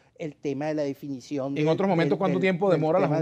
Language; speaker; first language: Spanish; native; Spanish